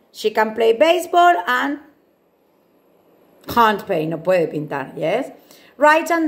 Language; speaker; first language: English; non-native, fluent; Spanish